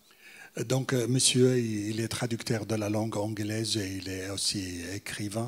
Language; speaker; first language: French; non-native, fluent; Arabic